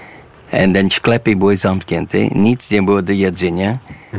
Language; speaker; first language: Polish; early bilingual, heritage; English